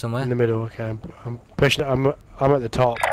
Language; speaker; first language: English; native; English